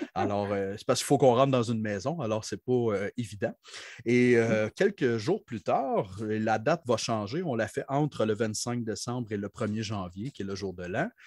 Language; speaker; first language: French; native; French